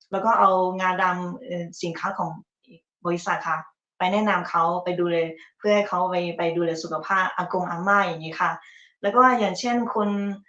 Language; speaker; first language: Thai; early bilingual, other home language; Chinese